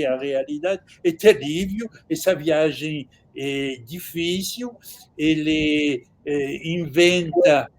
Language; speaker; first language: Portuguese; non-native, fluent; French